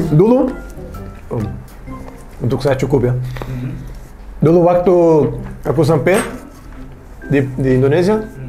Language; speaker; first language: Indonesian; non-native, learner; Portuguese